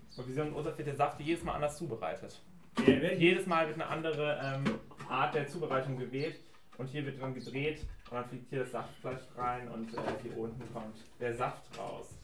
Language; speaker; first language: German; native; German